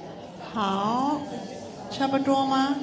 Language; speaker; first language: Chinese; non-native, local second language; English